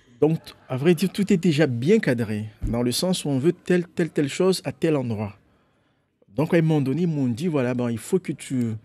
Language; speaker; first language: French; non-native, local second language; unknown